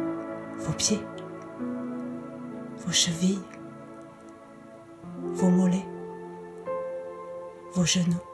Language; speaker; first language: French; native; French